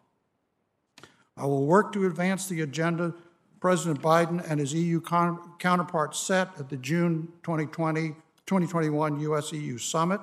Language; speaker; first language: English; native; English